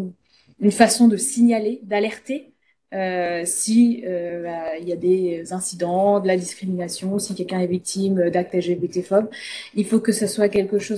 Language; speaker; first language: French; native; French